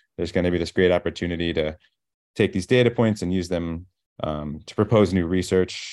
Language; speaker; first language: English; native; English